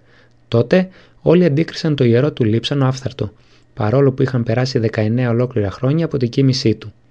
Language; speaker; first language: Greek; native; Greek